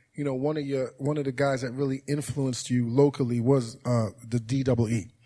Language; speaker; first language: English; native; English